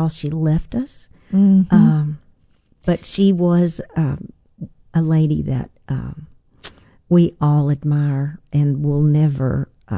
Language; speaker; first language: English; native; English